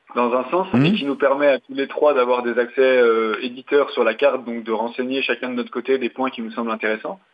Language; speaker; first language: French; native; French